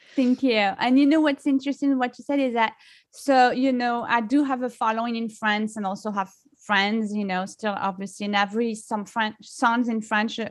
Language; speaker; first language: English; non-native, fluent; French